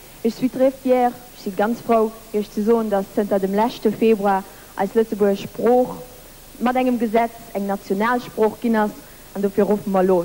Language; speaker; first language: German; non-native, local second language; Luxembourgish